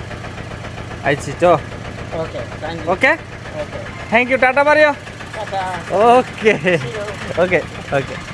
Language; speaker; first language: Malayalam; non-native, learner; Bangla